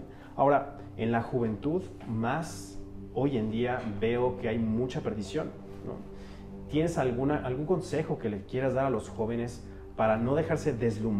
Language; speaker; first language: Spanish; native; Spanish